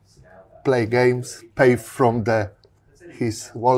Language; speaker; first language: English; non-native, learner; Polish